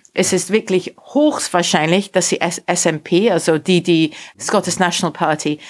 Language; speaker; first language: German; non-native, fluent; English